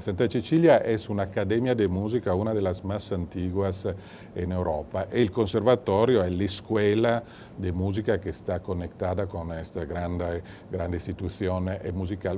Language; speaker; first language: Spanish; non-native, fluent; Italian